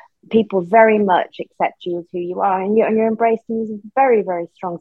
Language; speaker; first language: English; native; English